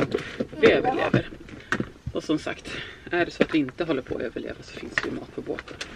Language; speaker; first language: Swedish; native; Swedish